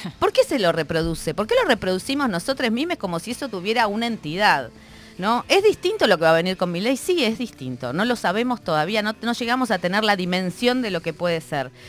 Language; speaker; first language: Spanish; native; Spanish